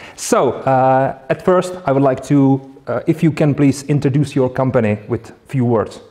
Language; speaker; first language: English; non-native, fluent; Czech